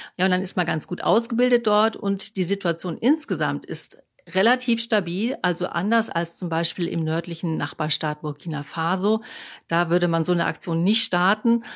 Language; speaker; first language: German; native; German